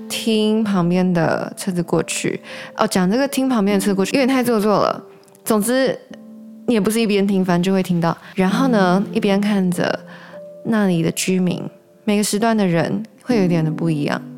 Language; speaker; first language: Chinese; native; Chinese